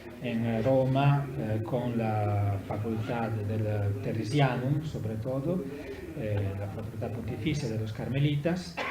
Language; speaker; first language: Spanish; non-native, fluent; Italian